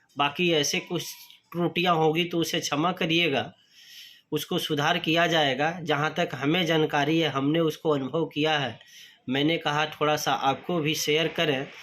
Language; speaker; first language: Hindi; native; Hindi